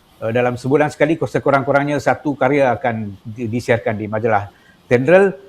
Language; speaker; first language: Malay; non-native, local second language; Tamil